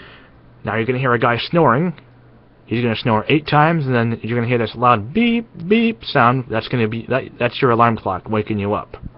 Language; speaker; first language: English; native; English